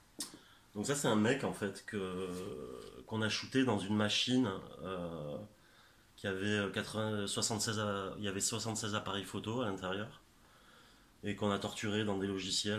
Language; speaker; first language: French; native; French